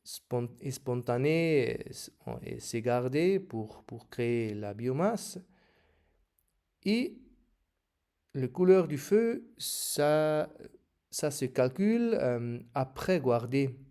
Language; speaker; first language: French; non-native, learner; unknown